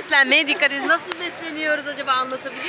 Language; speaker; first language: Turkish; native; Turkish